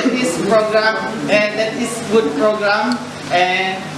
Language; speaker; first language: English; non-native, learner; Indonesian